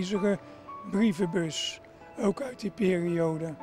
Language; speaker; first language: Dutch; native; Dutch